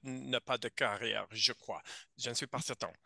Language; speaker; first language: French; non-native, fluent; English